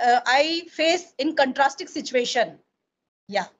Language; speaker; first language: English; non-native, learner; Hindi